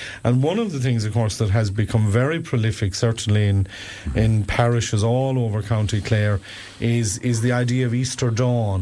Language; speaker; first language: English; native; English